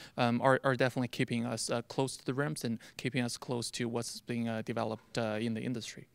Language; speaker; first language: English; non-native, fluent; Chinese